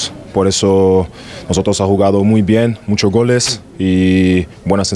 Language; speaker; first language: Spanish; non-native, learner; German